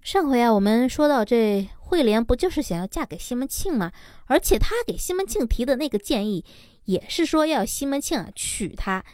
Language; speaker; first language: Chinese; native; Chinese